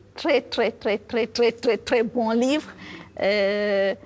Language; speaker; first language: French; non-native, local second language; Fula